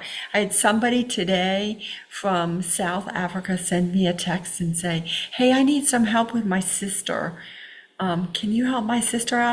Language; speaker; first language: English; native; English